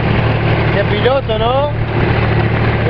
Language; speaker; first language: Spanish; native; Spanish